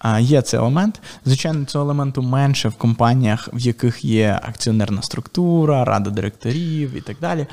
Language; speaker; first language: Ukrainian; native; Ukrainian